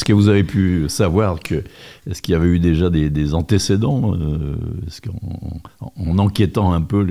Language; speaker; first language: French; native; French